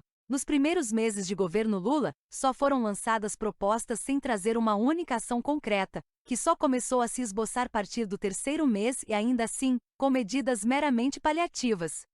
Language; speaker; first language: Portuguese; native; Portuguese